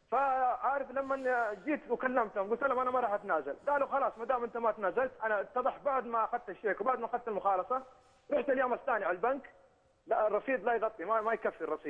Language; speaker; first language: Arabic; native; Arabic